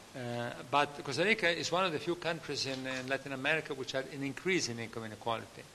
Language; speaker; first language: English; non-native, fluent; Italian